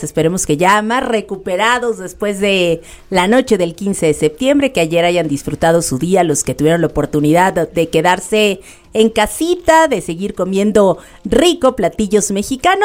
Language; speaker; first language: Spanish; native; Spanish